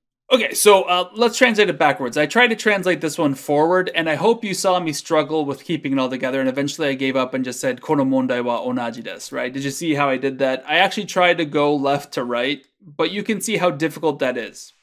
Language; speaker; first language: English; native; English